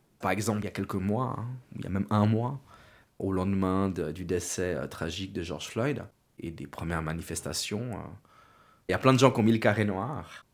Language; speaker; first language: French; native; French